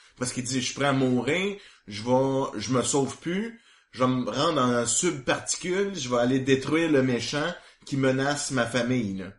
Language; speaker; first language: French; native; French